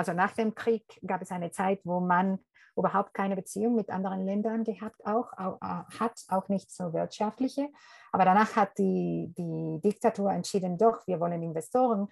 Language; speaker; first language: German; non-native, fluent; Spanish